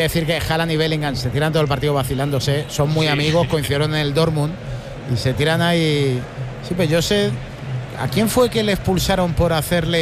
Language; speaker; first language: Spanish; native; Spanish